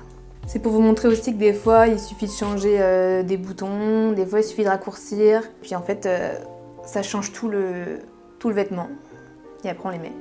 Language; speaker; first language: French; native; French